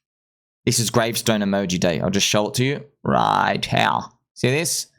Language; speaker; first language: English; native; English